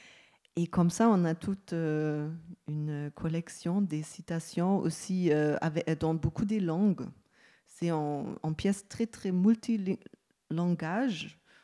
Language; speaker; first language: French; non-native, fluent; German